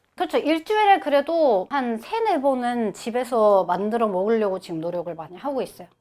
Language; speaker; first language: Korean; non-native, fluent; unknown